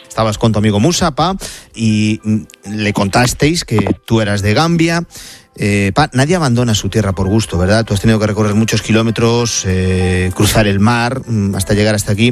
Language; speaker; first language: Spanish; native; Spanish